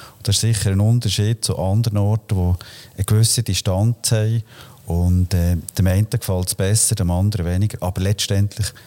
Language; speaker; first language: German; native; German